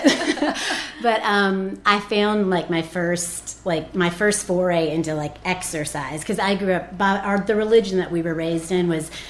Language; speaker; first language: English; native; English